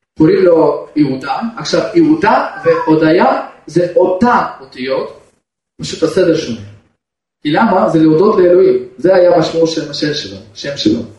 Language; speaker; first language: Hebrew; non-native, fluent; Russian